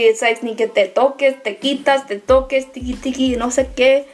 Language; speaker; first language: Spanish; early bilingual, heritage; Spanish